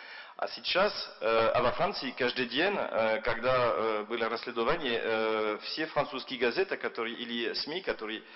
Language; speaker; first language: Russian; non-native, fluent; French